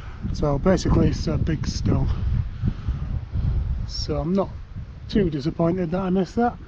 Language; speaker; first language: English; native; English